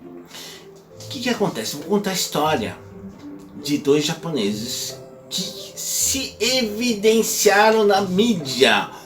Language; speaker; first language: Portuguese; native; Portuguese